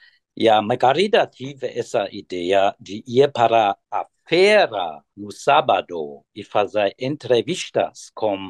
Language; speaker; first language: Portuguese; non-native, fluent; German